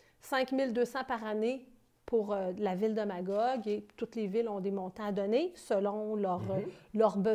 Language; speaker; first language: French; native; French